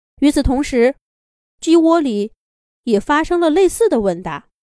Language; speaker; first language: Chinese; native; Chinese